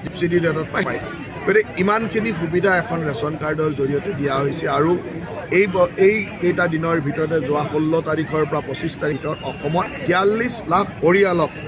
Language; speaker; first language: Assamese; native; Assamese